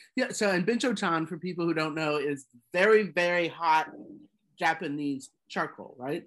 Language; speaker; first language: English; native; English